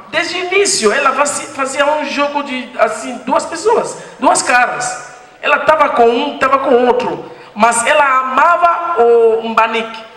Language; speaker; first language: Portuguese; non-native, fluent; French